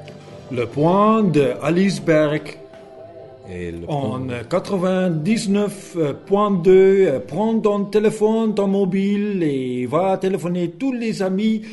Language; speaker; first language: French; non-native, learner; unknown